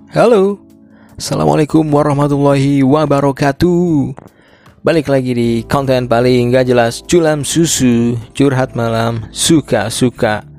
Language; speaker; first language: Indonesian; native; Indonesian